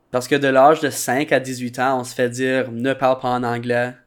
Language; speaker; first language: French; native; French